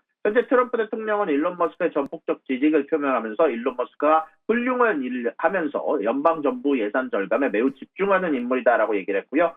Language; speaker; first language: Korean; native; Korean